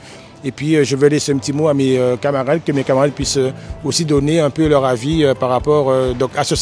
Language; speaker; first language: French; native; French